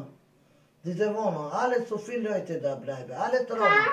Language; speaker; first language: German; non-native, learner; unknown